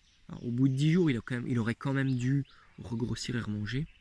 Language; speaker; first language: French; native; French